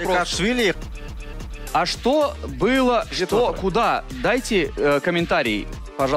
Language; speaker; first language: Russian; native; Russian